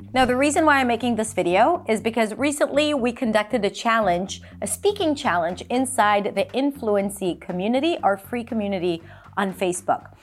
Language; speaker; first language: English; non-native, fluent; Hebrew